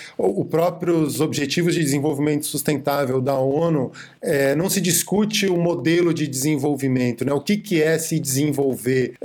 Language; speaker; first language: Portuguese; native; Portuguese